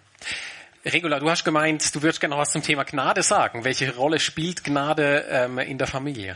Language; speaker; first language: German; native; German